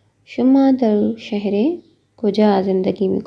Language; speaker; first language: Persian; non-native, fluent; Urdu